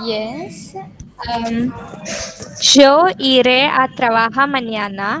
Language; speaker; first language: Spanish; non-native, learner; English